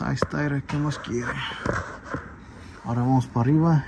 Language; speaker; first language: Spanish; early bilingual, heritage; Spanish